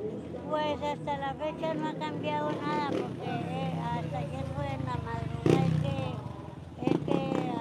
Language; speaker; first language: Spanish; native; Spanish